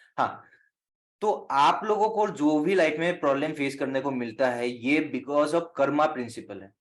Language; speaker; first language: Hindi; non-native, local second language; Assamese